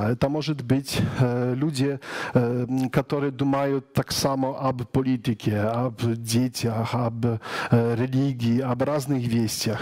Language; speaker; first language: Russian; non-native, learner; Polish